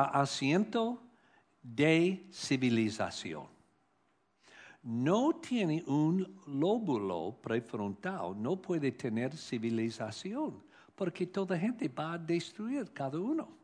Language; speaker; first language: Spanish; non-native, learner; English